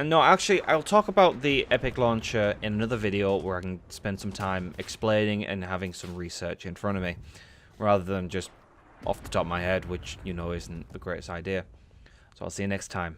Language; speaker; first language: English; native; English